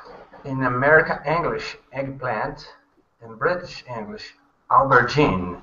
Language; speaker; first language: English; non-native, fluent; Portuguese